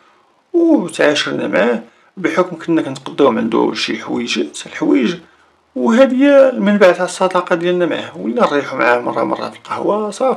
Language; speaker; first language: Arabic; native; Arabic